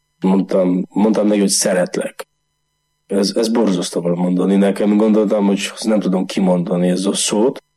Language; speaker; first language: Hungarian; non-native, learner; Polish